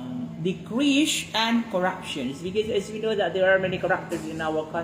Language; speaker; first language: English; non-native, fluent; Indonesian